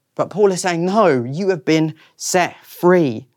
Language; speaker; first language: English; native; English